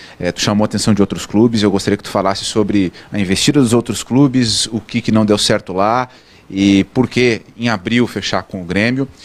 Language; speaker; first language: Portuguese; native; Portuguese